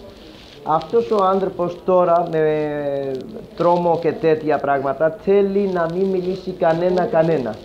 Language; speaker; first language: Greek; non-native, learner; Urdu